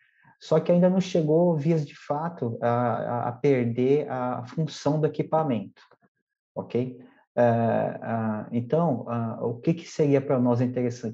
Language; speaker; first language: Portuguese; native; Portuguese